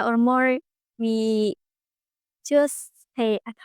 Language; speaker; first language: English; non-native, learner; Indonesian